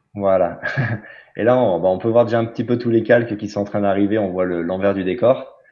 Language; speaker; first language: French; native; French